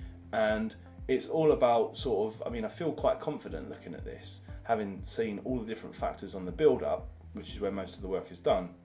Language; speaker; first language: English; native; English